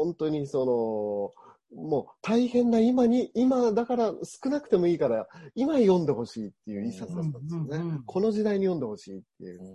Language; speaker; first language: Japanese; native; Japanese